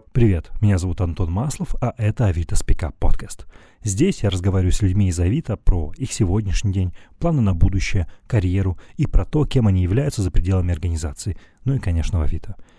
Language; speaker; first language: Russian; native; Russian